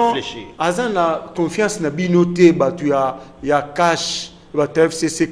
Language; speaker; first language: French; non-native, local second language; Lingala